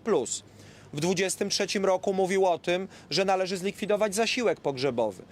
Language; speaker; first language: Polish; native; Polish